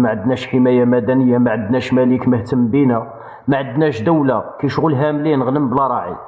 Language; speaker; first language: Arabic; native; Arabic